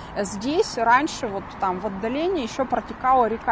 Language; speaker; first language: Russian; native; Russian